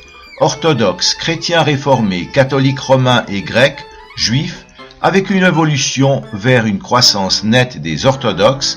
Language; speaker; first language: French; native; French